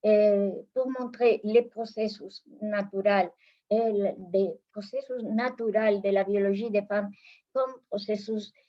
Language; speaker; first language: French; non-native, fluent; Spanish